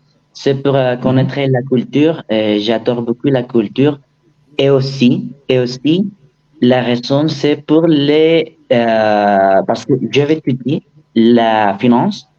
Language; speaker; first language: French; non-native, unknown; Spanish